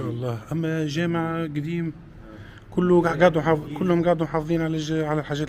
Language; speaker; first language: Arabic; native; Arabic